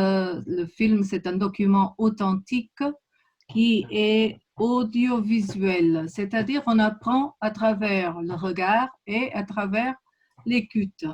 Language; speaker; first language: French; non-native, fluent; Portuguese